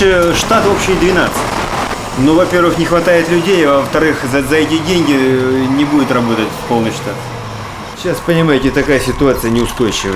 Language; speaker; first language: Russian; native; Russian